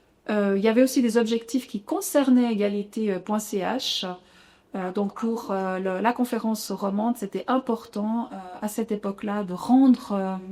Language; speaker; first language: French; native; French